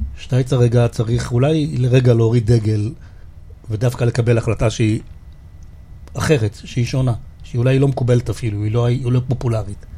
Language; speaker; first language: Hebrew; native; Hebrew